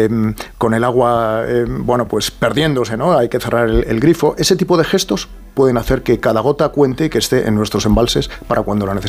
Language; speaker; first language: Spanish; native; Spanish